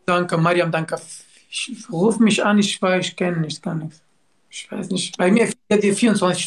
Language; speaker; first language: German; non-native, learner; Turkish